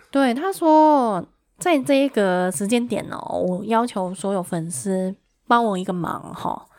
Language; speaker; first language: Chinese; native; Chinese